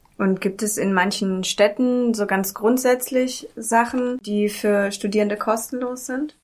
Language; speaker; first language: German; native; German